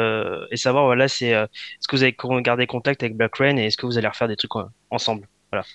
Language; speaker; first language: French; native; French